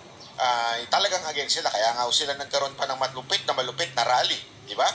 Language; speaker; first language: Filipino; non-native, local second language; Cebuano